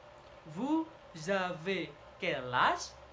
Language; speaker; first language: French; non-native, learner; Indonesian